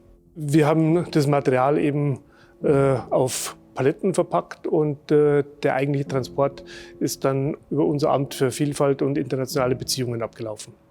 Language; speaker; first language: German; native; German